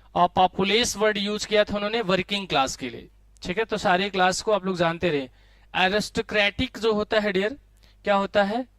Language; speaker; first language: Hindi; native; Hindi